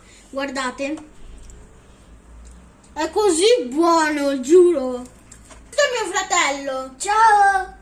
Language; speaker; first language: Italian; early bilingual, other home language; Urdu